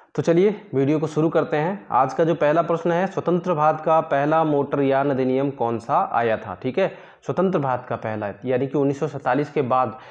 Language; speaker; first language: Hindi; native; Hindi